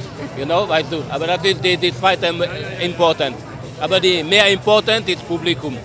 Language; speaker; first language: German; non-native, learner; French